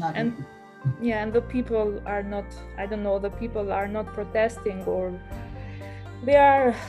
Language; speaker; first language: English; non-native, fluent; Albanian